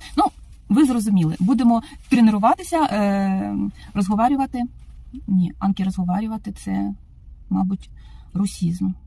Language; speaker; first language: Ukrainian; native; Ukrainian